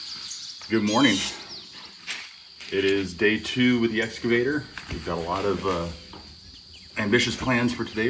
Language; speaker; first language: English; native; English